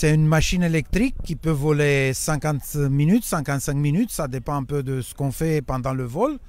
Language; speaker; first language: French; non-native, fluent; Romanian